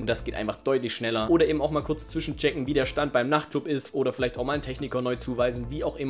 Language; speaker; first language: German; native; German